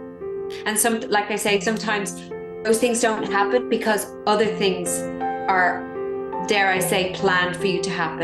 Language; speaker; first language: English; native; English